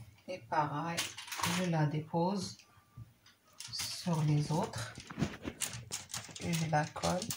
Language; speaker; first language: French; non-native, local second language; Arabic